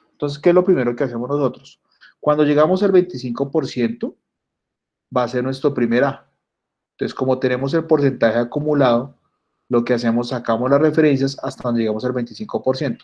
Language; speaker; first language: Spanish; native; Spanish